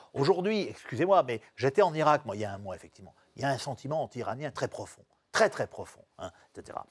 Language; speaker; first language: French; native; French